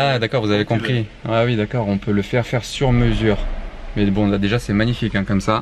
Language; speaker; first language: French; native; French